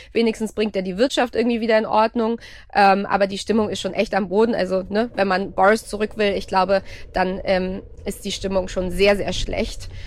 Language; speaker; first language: German; native; German